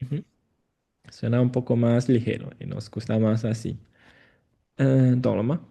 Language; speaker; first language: Spanish; non-native, fluent; Chinese